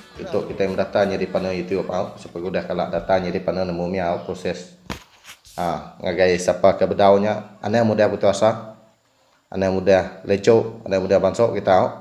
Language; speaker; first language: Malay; non-native, local second language; Iban